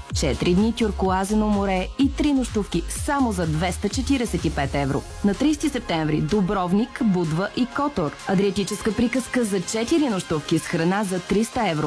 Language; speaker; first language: Bulgarian; native; Bulgarian